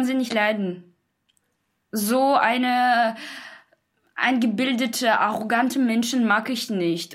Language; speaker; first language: German; non-native, fluent; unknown